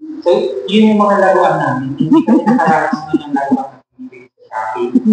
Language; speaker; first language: Filipino; native; Filipino